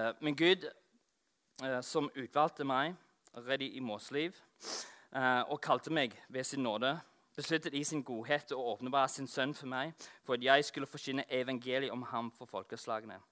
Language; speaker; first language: Norwegian; non-native, fluent; English